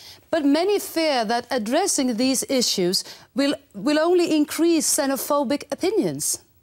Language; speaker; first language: English; non-native, fluent; Swedish